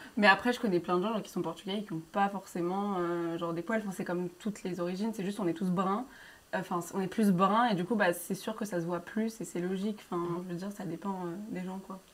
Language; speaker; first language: French; early bilingual, other home language; Portuguese